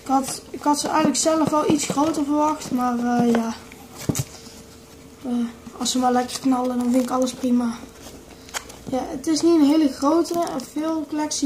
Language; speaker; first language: Dutch; native; Dutch